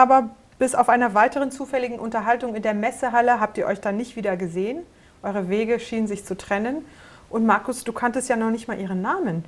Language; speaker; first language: German; native; German